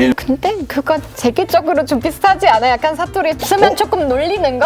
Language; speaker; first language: Korean; non-native, fluent; German